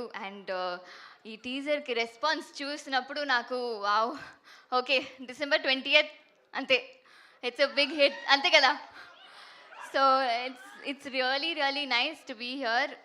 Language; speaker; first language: Telugu; non-native, fluent; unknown